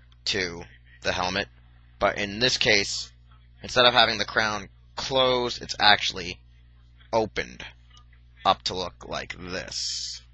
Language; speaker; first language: English; native; English